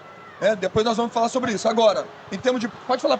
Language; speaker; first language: Portuguese; native; Portuguese